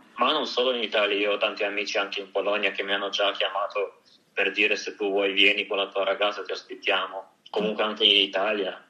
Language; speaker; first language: Italian; early bilingual, other home language; Ukrainian